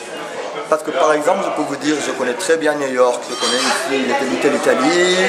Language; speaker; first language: French; non-native, fluent; Persian